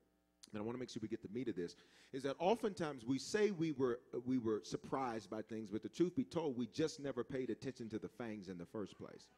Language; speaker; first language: English; native; English